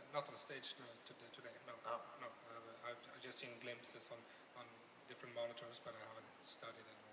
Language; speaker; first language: English; non-native, fluent; Norwegian